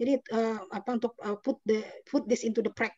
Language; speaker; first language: English; non-native, fluent; Indonesian